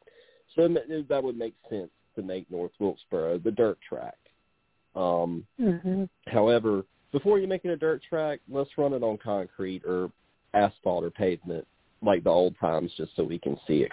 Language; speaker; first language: English; native; English